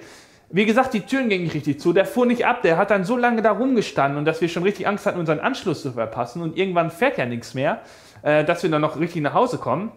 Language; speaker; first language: German; native; German